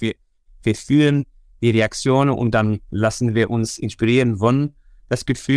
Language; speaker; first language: German; non-native, learner; Dutch